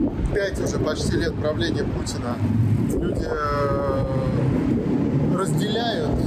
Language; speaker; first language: Russian; native; Russian